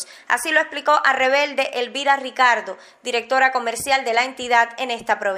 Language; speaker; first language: Spanish; native; Spanish